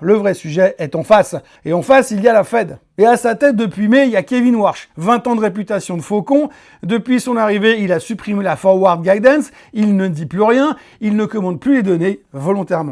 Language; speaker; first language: French; native; French